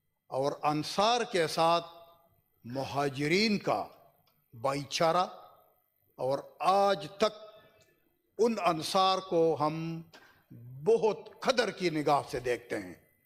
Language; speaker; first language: Urdu; non-native, local second language; Pashto